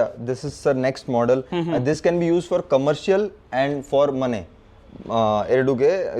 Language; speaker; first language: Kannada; non-native, local second language; Hindi